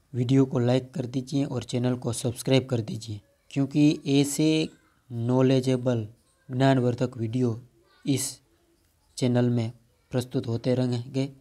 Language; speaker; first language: Hindi; non-native, local second language; Gujarati